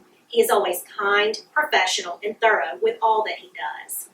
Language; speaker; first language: English; native; English